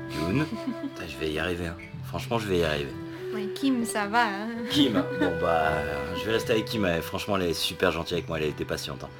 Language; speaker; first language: French; non-native, fluent; English